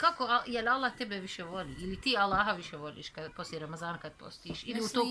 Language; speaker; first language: Bosnian; native; Bosnian